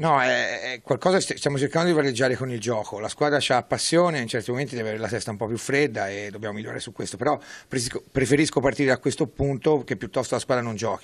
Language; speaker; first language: Italian; native; Italian